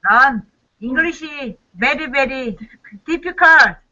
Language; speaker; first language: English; non-native, learner; Korean